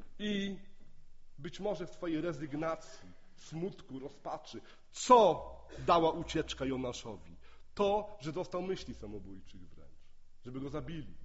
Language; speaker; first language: Polish; native; Polish